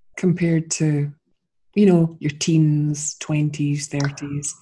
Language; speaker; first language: English; native; English